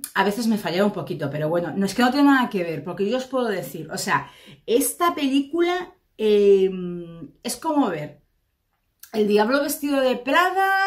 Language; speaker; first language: Spanish; native; Spanish